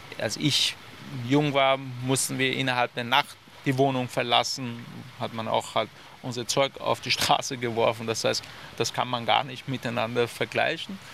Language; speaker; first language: German; non-native, fluent; Persian